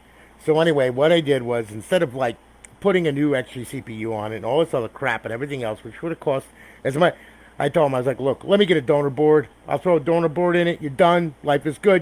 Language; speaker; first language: English; native; English